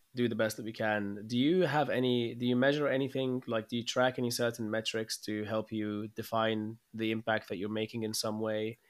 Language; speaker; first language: English; early bilingual, other home language; Arabic